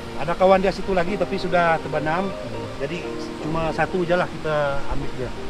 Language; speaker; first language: Malay; non-native, local second language; Central Dusun